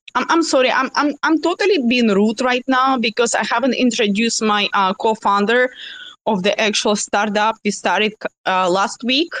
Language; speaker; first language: English; non-native, fluent; Russian